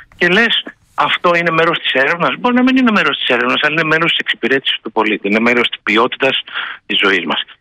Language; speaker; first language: Greek; native; Greek